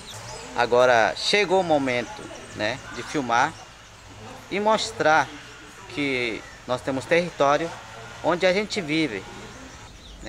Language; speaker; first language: Portuguese; non-native, local second language; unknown